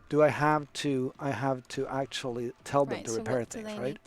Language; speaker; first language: English; non-native, fluent; Swedish